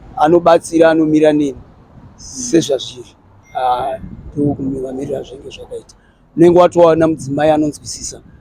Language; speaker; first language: Shona; native; Shona